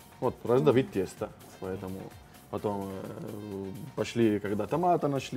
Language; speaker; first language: Russian; non-native, fluent; Italian